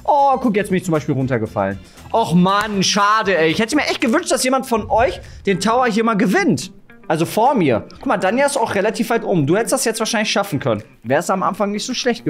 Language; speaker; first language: German; native; German